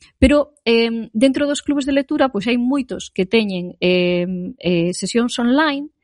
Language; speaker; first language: Galician; native; Galician